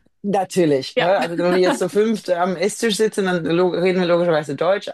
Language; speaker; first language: German; non-native, fluent; Swedish